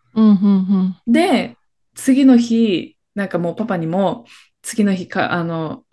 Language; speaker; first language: Japanese; early bilingual, other home language; Filipino